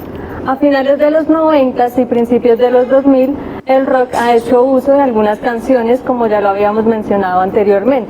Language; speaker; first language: Spanish; native; Spanish